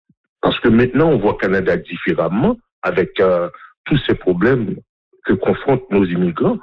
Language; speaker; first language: French; non-native, local second language; Haitian Creole